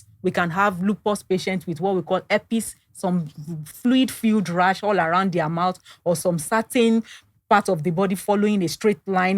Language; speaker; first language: English; non-native, local second language; Yoruba